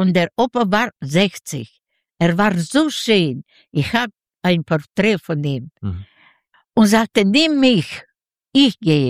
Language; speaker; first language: German; non-native, learner; Yiddish